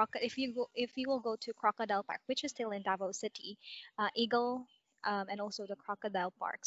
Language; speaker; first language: English; non-native, local second language; Cebuano